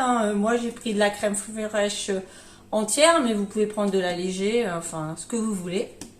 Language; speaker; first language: French; native; French